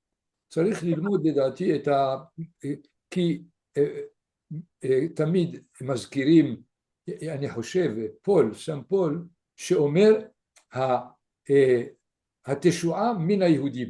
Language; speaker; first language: Hebrew; non-native, fluent; French